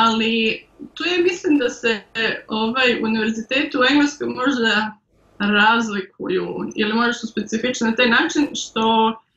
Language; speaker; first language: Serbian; early bilingual, heritage; Serbian